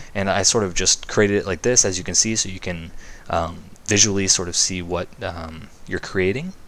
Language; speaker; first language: English; native; English